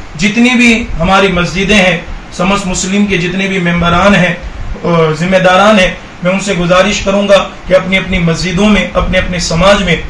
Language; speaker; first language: Urdu; non-native, local second language; Gujarati